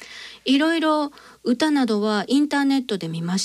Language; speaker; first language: Japanese; native; Japanese